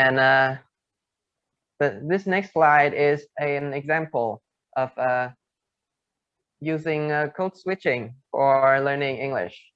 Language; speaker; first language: English; non-native, fluent; Vietnamese